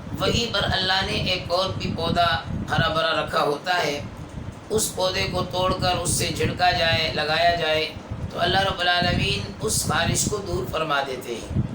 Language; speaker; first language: Urdu; non-native, local second language; Pashto